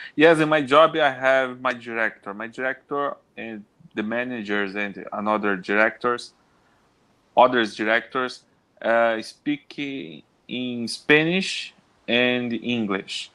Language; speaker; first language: English; non-native, learner; Portuguese